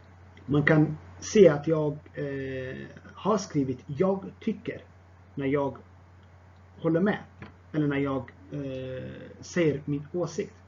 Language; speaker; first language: Swedish; non-native, fluent; Tigrinya